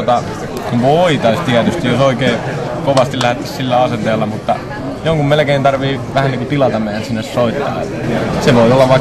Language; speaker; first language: Finnish; native; Finnish